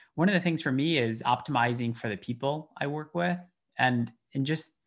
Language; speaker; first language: English; native; English